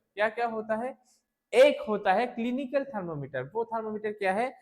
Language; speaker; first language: Hindi; non-native, local second language; Bangla